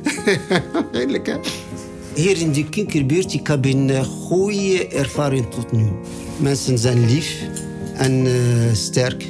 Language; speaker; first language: Dutch; non-native, learner; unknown